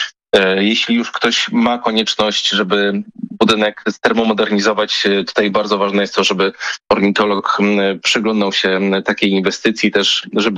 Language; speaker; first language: Polish; native; Polish